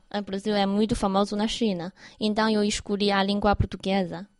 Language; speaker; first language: Portuguese; non-native, learner; Chinese